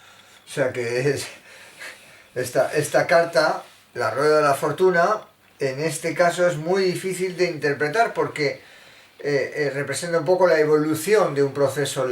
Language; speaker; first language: Spanish; native; Spanish